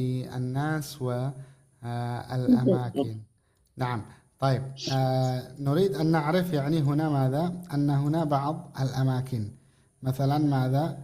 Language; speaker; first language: Arabic; non-native, fluent; Indonesian